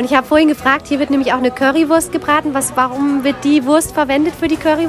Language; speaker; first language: German; native; German